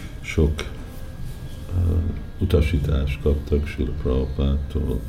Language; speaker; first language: Hungarian; early bilingual, heritage; Hungarian